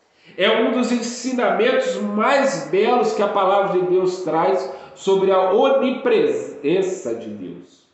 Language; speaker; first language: Portuguese; native; Portuguese